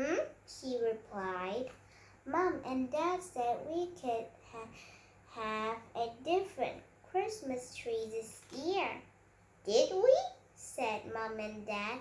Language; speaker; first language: English; non-native, learner; Vietnamese